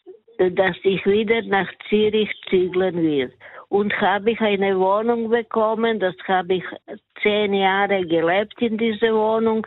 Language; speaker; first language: German; non-native, fluent; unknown